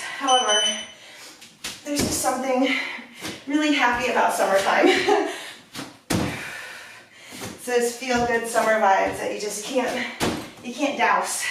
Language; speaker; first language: English; native; English